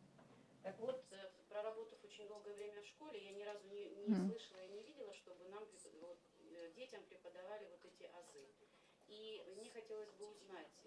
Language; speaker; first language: Russian; native; Russian